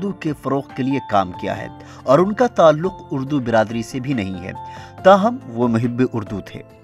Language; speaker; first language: Hindi; native; Hindi